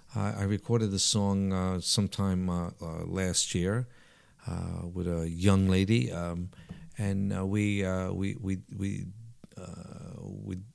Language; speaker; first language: English; early bilingual, other home language; Italian